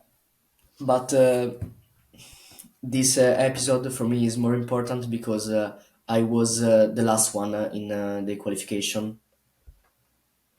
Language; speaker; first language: English; non-native, learner; Italian